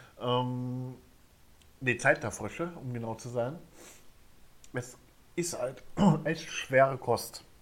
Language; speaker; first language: German; native; German